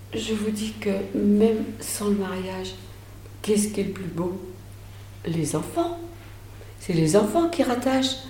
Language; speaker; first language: French; native; French